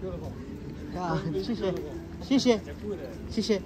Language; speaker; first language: Chinese; non-native, learner; Bangla